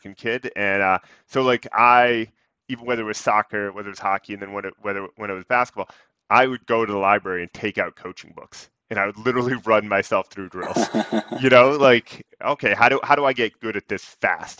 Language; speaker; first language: English; native; English